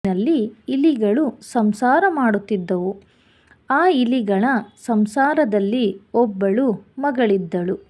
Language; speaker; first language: Kannada; native; Kannada